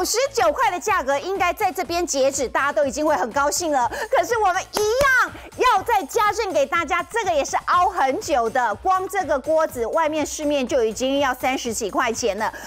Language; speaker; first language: Chinese; native; Chinese